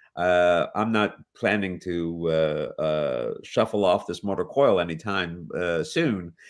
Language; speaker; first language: English; native; English